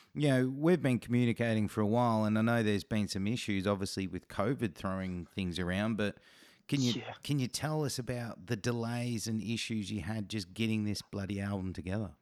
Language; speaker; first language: English; native; English